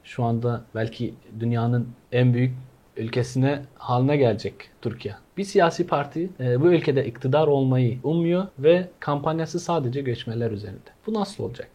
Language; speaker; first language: Turkish; non-native, fluent; Arabic